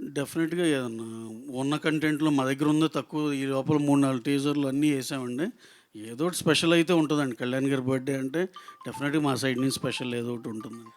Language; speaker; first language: Telugu; native; Telugu